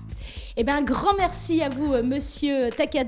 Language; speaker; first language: French; native; French